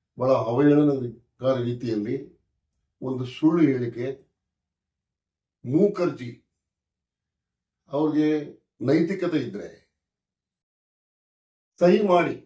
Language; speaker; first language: Kannada; native; Kannada